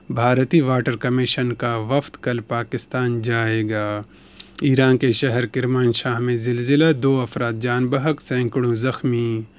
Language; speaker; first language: Urdu; non-native, local second language; Baluchi